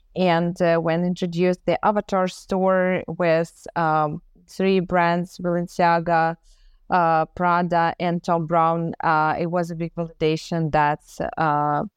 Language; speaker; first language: English; non-native, fluent; Ukrainian